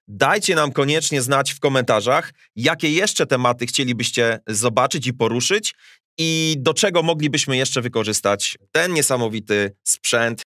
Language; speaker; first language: Polish; native; Polish